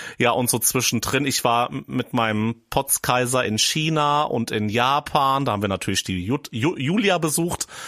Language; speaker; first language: German; native; German